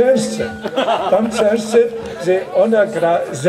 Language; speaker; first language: Polish; non-native, learner; German